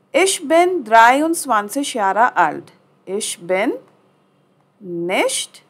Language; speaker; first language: German; non-native, fluent; Hindi